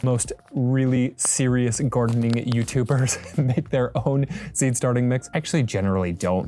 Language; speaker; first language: English; native; English